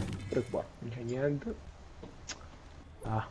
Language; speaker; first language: Italian; native; Italian